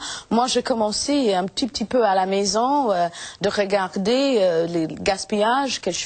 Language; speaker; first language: French; non-native, fluent; English